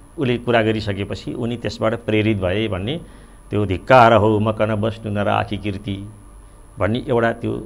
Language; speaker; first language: Nepali; native; Nepali